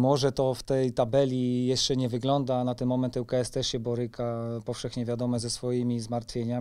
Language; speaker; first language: Polish; native; Polish